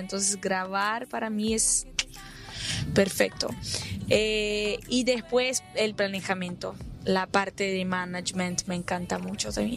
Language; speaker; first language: Spanish; non-native, fluent; Portuguese